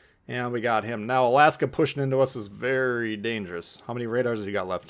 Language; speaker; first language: English; native; English